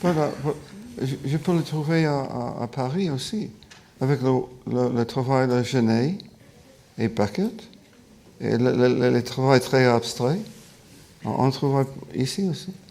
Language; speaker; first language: French; non-native, fluent; English